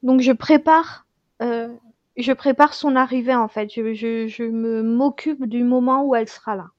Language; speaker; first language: French; native; French